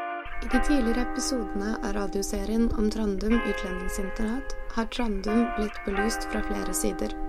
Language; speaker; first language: Norwegian; native; Norwegian